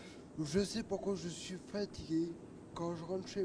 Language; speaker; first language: French; native; French